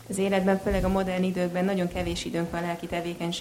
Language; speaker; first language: Hungarian; native; Hungarian